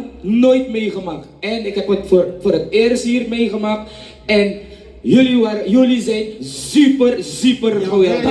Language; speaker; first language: Dutch; non-native, fluent; Javanese